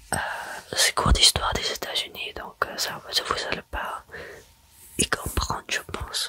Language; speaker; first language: French; early bilingual, heritage; French